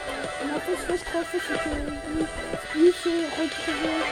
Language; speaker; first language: French; native; French